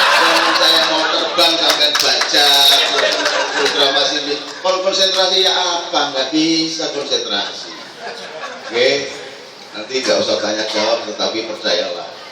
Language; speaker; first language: Indonesian; non-native, local second language; Javanese